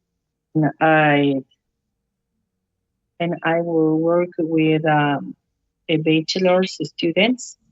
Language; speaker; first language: English; non-native, learner; Spanish